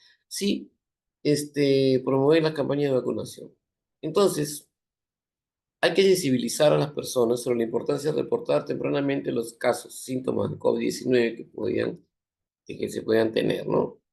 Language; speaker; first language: Spanish; native; Spanish